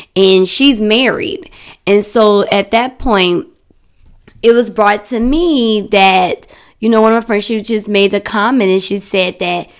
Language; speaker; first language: English; native; English